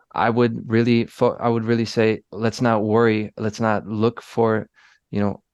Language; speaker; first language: English; early bilingual, other home language; Polish